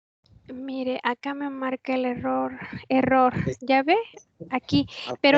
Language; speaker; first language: Spanish; native; Spanish